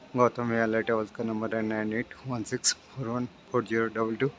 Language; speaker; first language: Hindi; non-native, local second language; Bangla